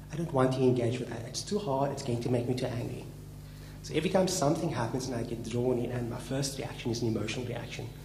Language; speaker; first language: English; native; English